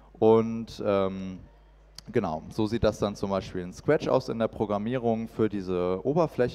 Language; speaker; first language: German; native; German